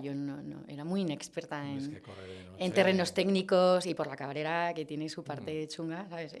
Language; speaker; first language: Spanish; native; Spanish